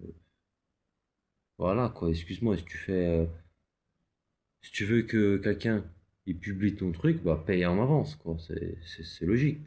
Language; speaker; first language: French; native; French